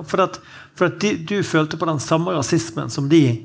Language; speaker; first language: Norwegian; native; Norwegian